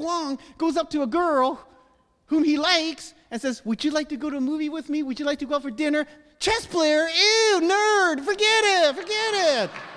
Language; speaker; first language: English; native; English